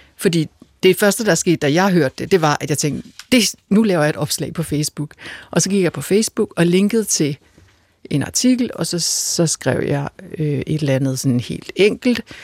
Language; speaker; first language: Danish; native; Danish